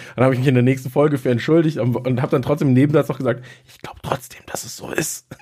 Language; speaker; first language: German; native; German